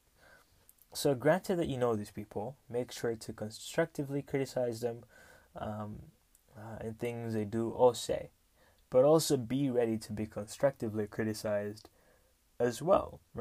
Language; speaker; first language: English; non-native, local second language; Kinyarwanda